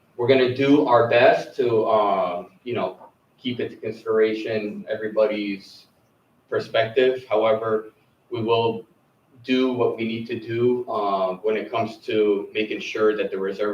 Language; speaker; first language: English; native; English